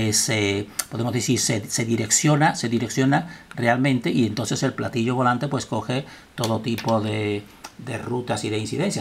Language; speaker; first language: Spanish; native; Spanish